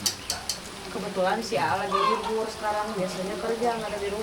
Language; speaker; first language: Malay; non-native, local second language; Sundanese